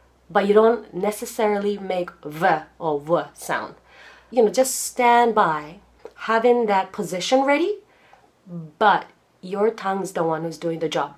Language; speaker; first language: English; non-native, fluent; Japanese